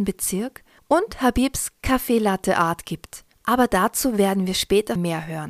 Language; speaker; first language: German; native; German